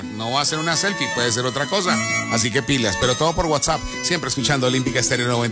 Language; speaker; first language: Spanish; native; Spanish